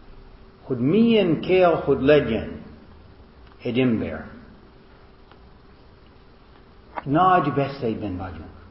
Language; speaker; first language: Hungarian; non-native, fluent; English